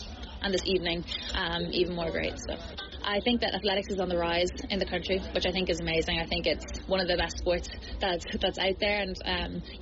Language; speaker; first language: English; native; English